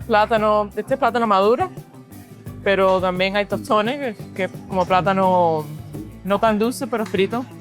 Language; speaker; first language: Spanish; early bilingual, heritage; Spanish